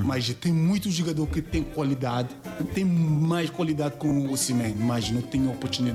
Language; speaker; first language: Portuguese; non-native, learner; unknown